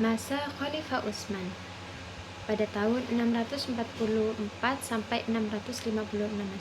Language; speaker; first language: Indonesian; non-native, local second language; Madurese